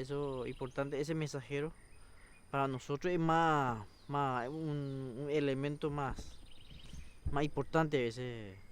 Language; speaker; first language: Spanish; non-native, local second language; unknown